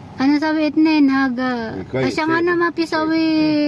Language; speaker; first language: Arabic; non-native, learner; Filipino